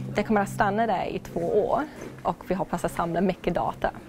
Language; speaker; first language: Swedish; non-native, fluent; English